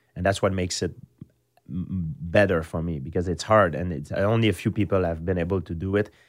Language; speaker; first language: English; non-native, fluent; French